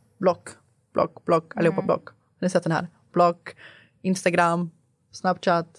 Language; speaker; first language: Swedish; early bilingual, other home language; Persian